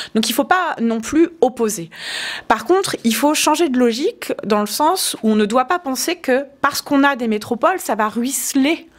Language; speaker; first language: French; native; French